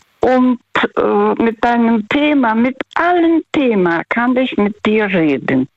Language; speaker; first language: German; non-native, learner; Russian